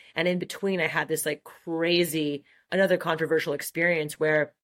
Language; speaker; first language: English; non-native, fluent; French